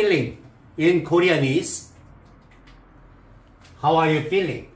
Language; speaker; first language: English; non-native, learner; Korean